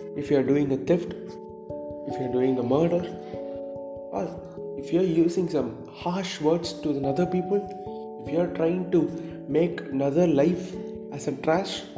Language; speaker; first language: English; non-native, local second language; Tamil